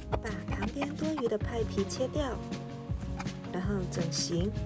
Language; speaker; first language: Chinese; native; Chinese